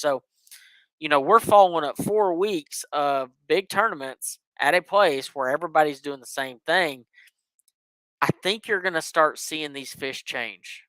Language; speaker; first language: English; native; English